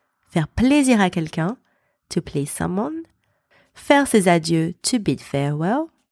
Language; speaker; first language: French; native; French